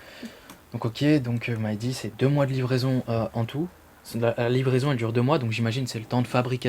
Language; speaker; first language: French; native; French